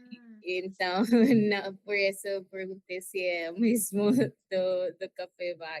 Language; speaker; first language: Portuguese; non-native, learner; Spanish